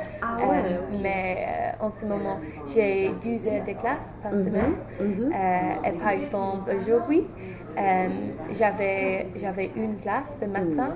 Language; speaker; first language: French; non-native, fluent; English